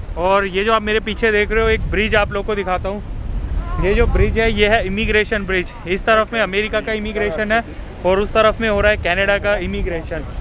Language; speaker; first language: Hindi; native; Hindi